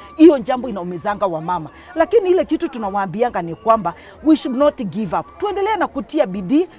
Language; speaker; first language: Swahili; non-native, local second language; Kamba